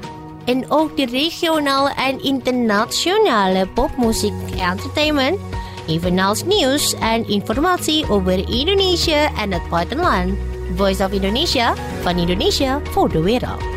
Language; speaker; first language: Dutch; non-native, fluent; Indonesian